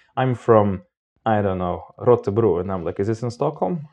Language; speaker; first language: English; non-native, fluent; Romanian